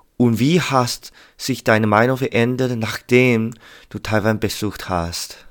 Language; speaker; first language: German; non-native, learner; Chinese